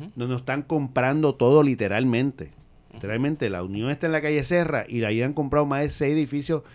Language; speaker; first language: Spanish; native; Spanish